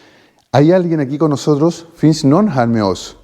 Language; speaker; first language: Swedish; non-native, fluent; Spanish